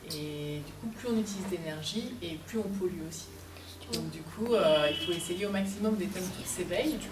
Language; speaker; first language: French; native; French